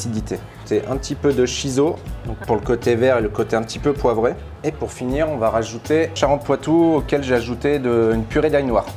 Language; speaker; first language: French; native; French